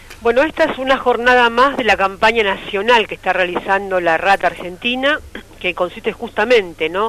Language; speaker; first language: Spanish; native; Spanish